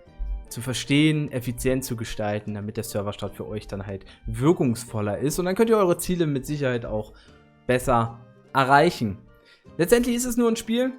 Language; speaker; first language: German; native; German